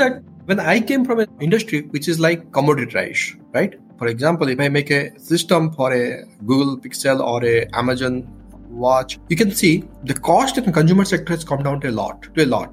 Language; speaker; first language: English; non-native, local second language; Odia